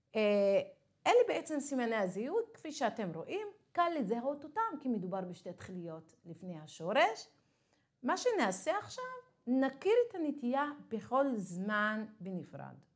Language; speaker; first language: Hebrew; non-native, local second language; Arabic